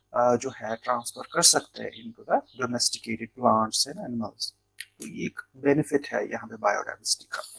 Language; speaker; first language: Hindi; non-native, local second language; Kashmiri